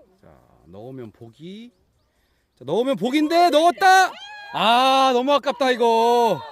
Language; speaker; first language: Korean; native; Korean